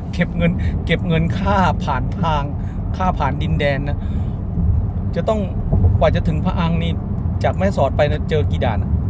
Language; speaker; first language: Thai; native; Thai